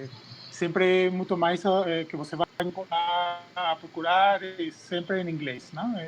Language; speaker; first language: Portuguese; non-native, fluent; Spanish